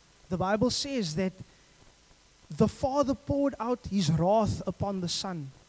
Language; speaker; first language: English; native; English